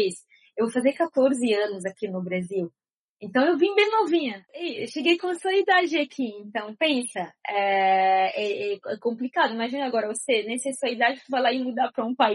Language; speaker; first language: Portuguese; non-native, fluent; Arabic